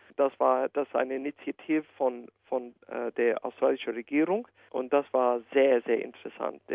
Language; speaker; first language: German; non-native, fluent; English